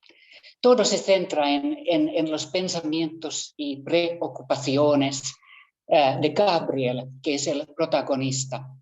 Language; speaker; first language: Spanish; non-native, fluent; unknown